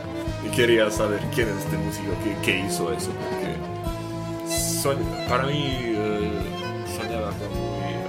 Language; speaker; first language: Spanish; non-native, fluent; Slovak